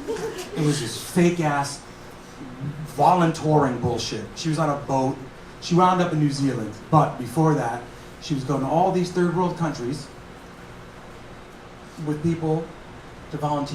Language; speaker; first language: English; native; English